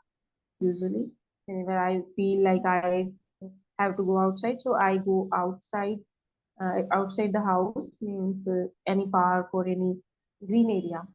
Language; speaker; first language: English; non-native, learner; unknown